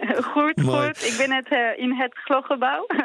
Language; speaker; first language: Dutch; non-native, learner; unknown